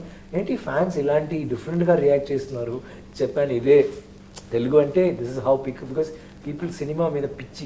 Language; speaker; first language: Telugu; non-native, learner; Tamil